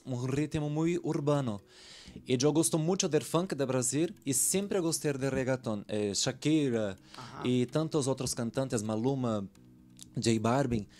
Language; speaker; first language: Spanish; non-native, learner; Portuguese